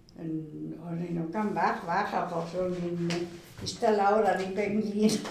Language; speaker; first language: Welsh; early bilingual, heritage; Welsh